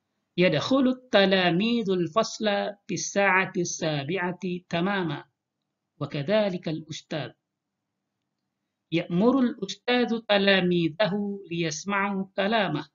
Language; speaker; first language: Arabic; non-native, fluent; Indonesian